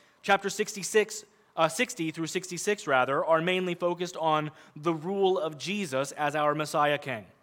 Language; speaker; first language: English; native; English